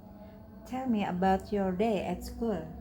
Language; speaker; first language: English; non-native, learner; Indonesian